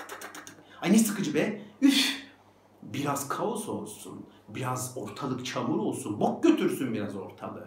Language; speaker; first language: Turkish; native; Turkish